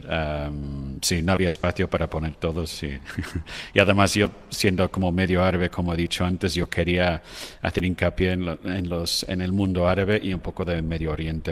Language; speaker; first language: Spanish; non-native, fluent; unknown